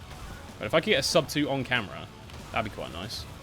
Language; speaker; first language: English; native; English